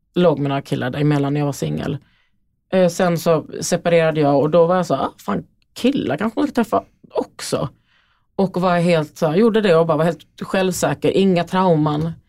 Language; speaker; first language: Swedish; native; Swedish